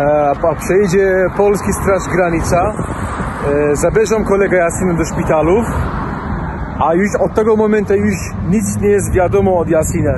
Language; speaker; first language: Polish; non-native, learner; Central Kurdish